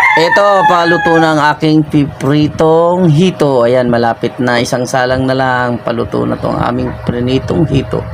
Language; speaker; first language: Filipino; non-native, local second language; Bikol